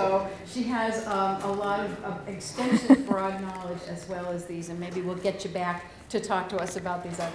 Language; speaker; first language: English; native; English